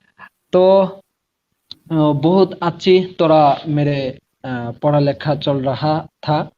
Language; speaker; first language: Hindi; non-native, learner; Bangla